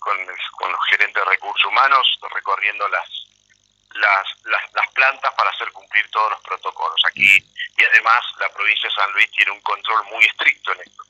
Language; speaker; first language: Spanish; native; Spanish